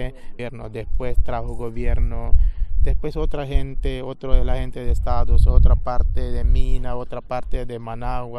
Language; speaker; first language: Spanish; non-native, local second language; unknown